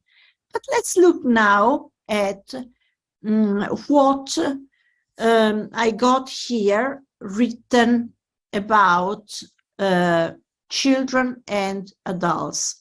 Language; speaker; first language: English; non-native, fluent; Italian